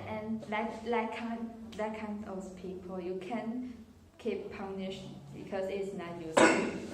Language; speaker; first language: English; non-native, learner; Chinese